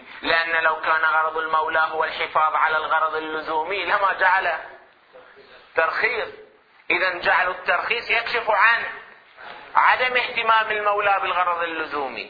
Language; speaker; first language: Arabic; native; Arabic